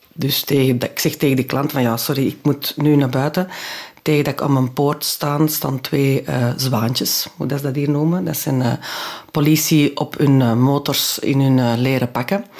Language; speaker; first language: Dutch; non-native, local second language; French